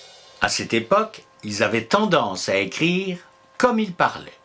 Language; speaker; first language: French; native; French